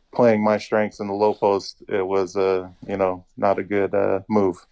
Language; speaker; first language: English; native; English